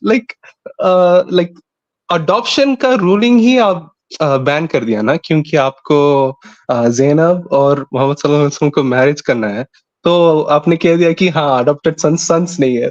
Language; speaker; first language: Hindi; non-native, local second language; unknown